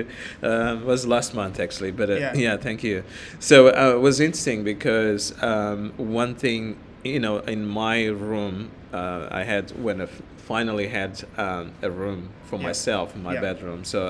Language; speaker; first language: English; non-native, fluent; Portuguese